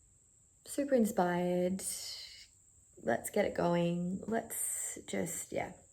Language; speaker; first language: English; native; English